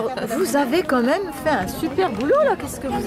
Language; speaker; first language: French; native; French